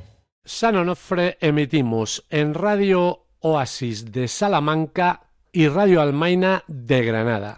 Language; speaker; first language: Spanish; native; Spanish